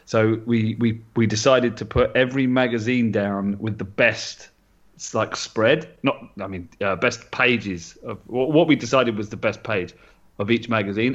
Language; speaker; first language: English; native; English